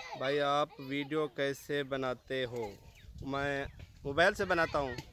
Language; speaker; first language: Urdu; non-native, local second language; Saraiki